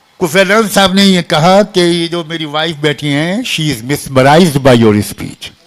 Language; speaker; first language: Urdu; native; Urdu